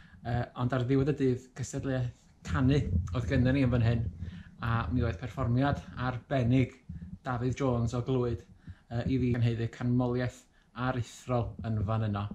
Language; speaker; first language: Welsh; native; Welsh